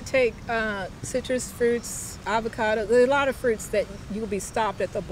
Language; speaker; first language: English; native; English